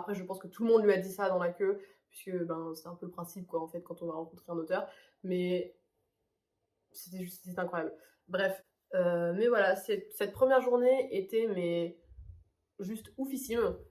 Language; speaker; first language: French; native; French